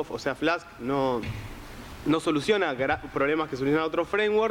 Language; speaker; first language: Spanish; native; Spanish